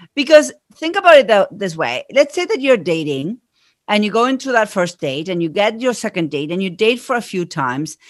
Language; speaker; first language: English; non-native, fluent; Spanish